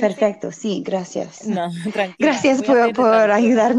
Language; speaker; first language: Spanish; non-native, learner; English